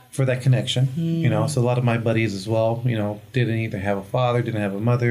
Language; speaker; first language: English; early bilingual, other home language; Spanish